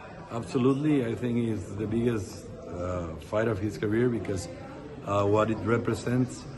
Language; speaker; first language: English; non-native, fluent; Spanish